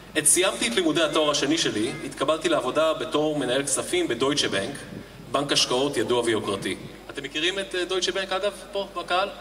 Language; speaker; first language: Hebrew; native; Hebrew